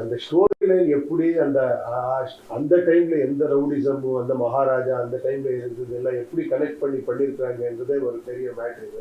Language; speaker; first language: Tamil; non-native, learner; Kannada